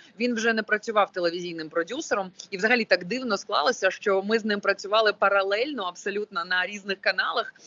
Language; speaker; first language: Ukrainian; non-native, local second language; Russian